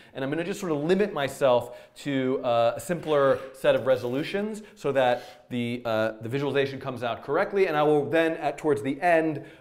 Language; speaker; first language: English; native; English